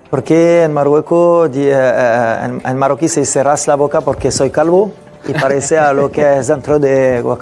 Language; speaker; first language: Spanish; non-native, fluent; French